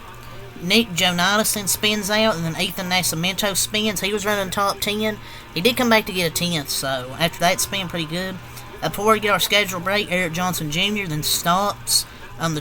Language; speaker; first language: English; native; English